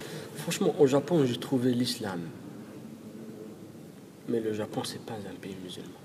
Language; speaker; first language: French; non-native, local second language; Arabic